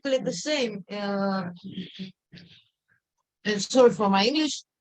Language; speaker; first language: English; non-native, learner; Russian